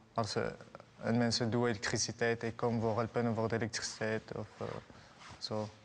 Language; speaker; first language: Dutch; non-native, learner; Aramaic